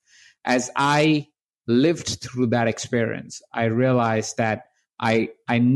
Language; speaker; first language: English; non-native, local second language; Hindi